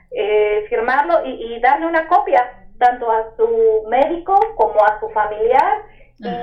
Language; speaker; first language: Spanish; native; Spanish